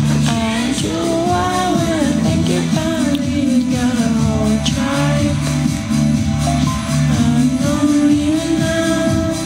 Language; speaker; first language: English; non-native, learner; Slovak